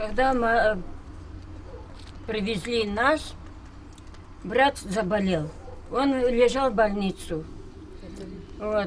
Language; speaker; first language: Russian; non-native, local second language; Crimean Tatar